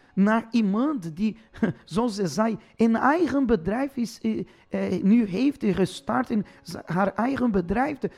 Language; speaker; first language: Dutch; non-native, fluent; Portuguese